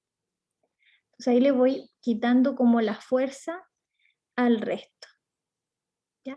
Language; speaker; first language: Spanish; native; Spanish